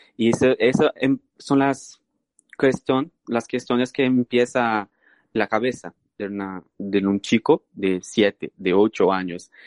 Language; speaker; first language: Spanish; non-native, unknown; Portuguese